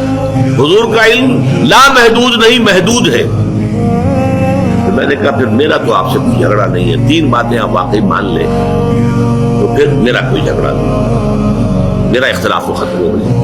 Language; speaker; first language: Urdu; native; Urdu